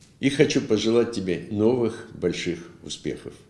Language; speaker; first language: Russian; native; Russian